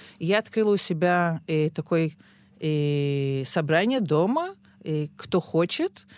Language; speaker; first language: Russian; early bilingual, heritage; Russian